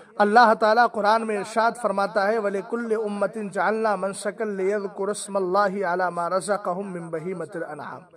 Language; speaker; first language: Urdu; native; Urdu